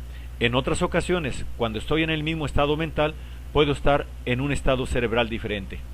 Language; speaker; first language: Spanish; native; Spanish